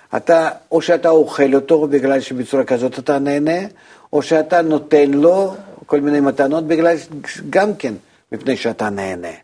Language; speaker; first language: Hebrew; non-native, fluent; Russian